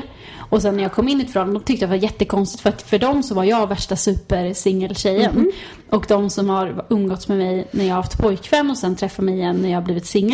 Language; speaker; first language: Swedish; native; Swedish